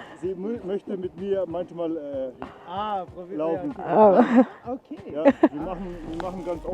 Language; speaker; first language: German; non-native, learner; Tamil